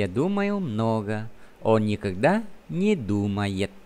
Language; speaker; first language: Russian; non-native, fluent; Vietnamese